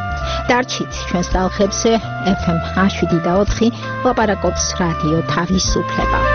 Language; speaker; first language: Georgian; native; Georgian